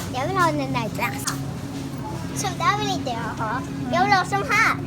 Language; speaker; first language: Swedish; early bilingual, other home language; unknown